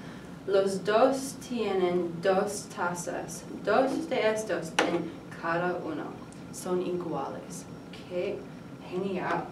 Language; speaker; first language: Spanish; non-native, learner; English